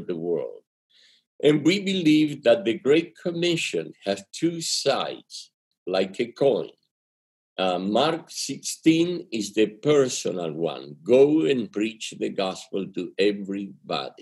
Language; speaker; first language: English; non-native, fluent; Spanish